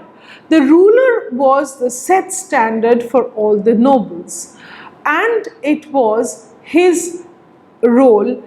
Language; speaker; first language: English; non-native, local second language; Bangla